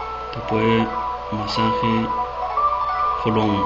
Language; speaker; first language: Spanish; non-native, learner; Chinese